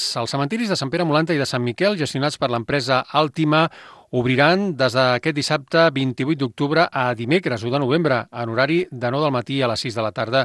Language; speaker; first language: Catalan; native; Catalan